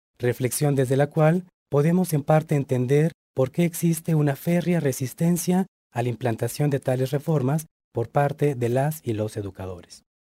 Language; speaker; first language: Spanish; native; Spanish